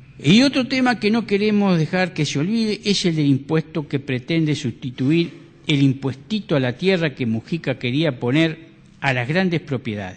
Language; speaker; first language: Spanish; native; Spanish